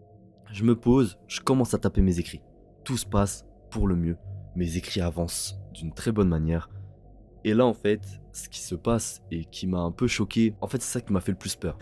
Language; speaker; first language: French; native; French